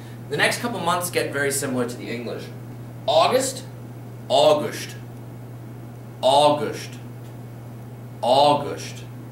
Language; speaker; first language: English; native; English